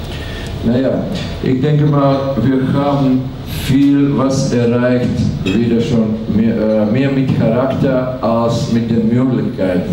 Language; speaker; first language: German; non-native, learner; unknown